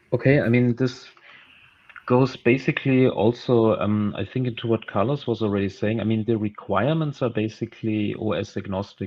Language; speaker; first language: English; non-native, fluent; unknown